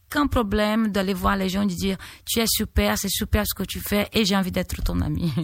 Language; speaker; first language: French; non-native, fluent; Portuguese